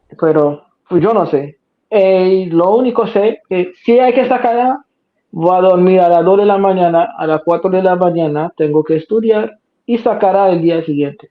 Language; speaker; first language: Spanish; non-native, fluent; Haitian Creole